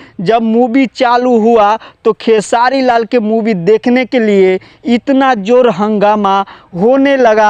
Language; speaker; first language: Hindi; non-native, local second language; Bhojpuri